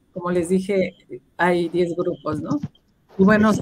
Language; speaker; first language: Spanish; native; Spanish